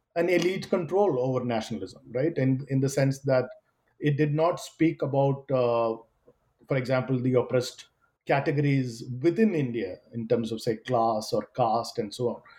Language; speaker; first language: English; non-native, local second language; Malayalam